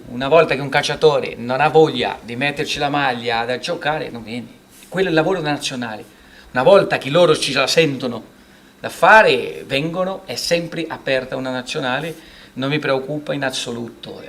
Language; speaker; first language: Italian; non-native, fluent; Portuguese